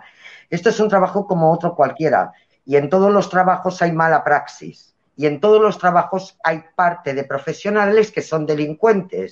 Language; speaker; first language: Spanish; native; Spanish